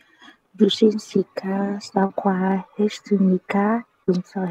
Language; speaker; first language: Korean; non-native, learner; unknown